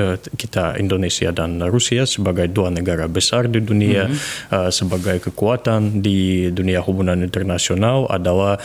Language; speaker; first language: Indonesian; non-native, fluent; Russian